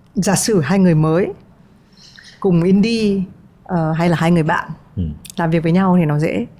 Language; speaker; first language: Vietnamese; native; Vietnamese